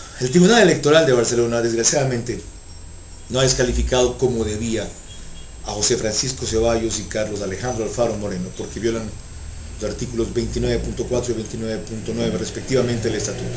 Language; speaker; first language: Spanish; native; Spanish